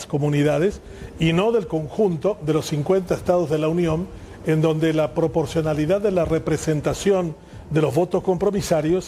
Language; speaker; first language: Spanish; native; Spanish